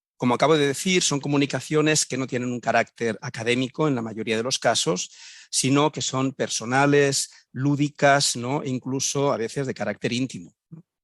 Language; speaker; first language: Spanish; native; Spanish